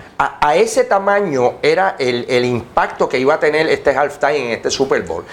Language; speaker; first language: Spanish; native; Spanish